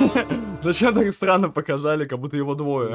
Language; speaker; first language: Russian; native; Russian